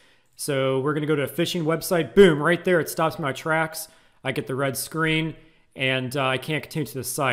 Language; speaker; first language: English; native; English